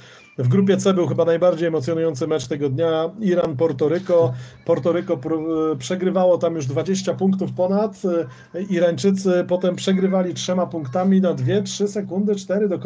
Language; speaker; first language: Polish; native; Polish